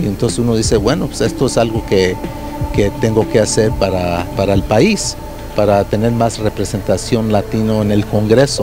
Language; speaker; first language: Spanish; early bilingual, heritage; Spanish